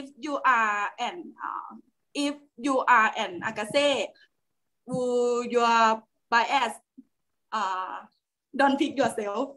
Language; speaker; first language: English; non-native, learner; Thai